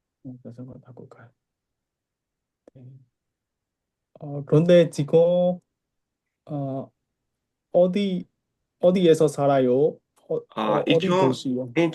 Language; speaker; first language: Korean; non-native, learner; Burmese